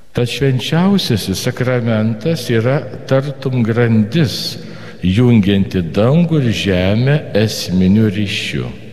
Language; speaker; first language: Lithuanian; native; Lithuanian